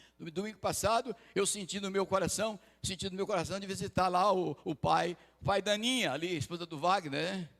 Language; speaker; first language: Portuguese; native; Portuguese